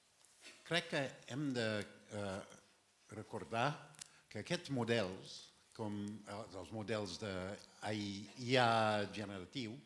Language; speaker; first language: Catalan; non-native, fluent; French